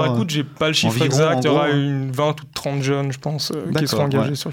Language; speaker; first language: French; native; French